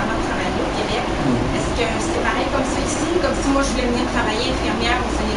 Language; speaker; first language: French; native; French